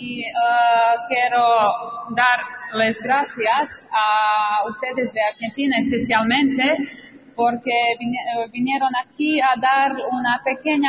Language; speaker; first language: Spanish; non-native, fluent; Serbian